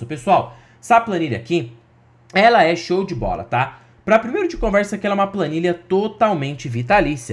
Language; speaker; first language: Portuguese; native; Portuguese